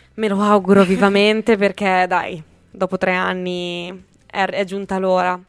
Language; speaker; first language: Italian; native; Italian